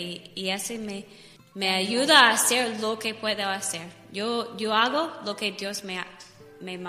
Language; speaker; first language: Spanish; non-native, learner; English